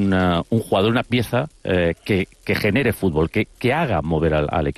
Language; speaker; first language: Spanish; native; Spanish